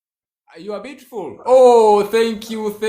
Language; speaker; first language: English; non-native, learner; Swahili